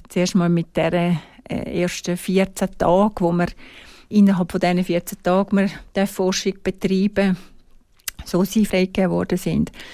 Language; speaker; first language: German; native; German